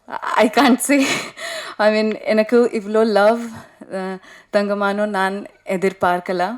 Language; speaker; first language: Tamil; non-native, learner; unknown